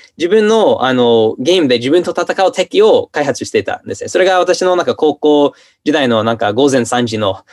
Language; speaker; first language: Japanese; non-native, fluent; English